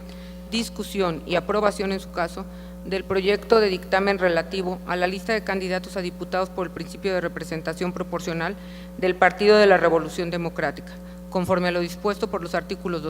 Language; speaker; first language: Spanish; native; Spanish